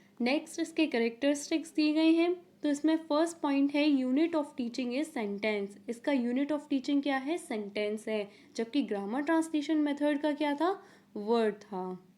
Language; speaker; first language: Hindi; native; Hindi